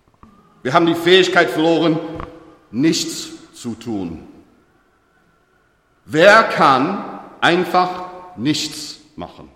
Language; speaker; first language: German; non-native, learner; English